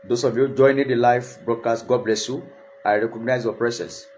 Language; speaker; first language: English; non-native, local second language; Yoruba